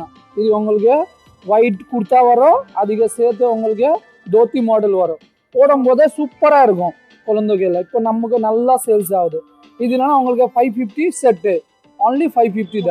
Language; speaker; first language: Tamil; native; Tamil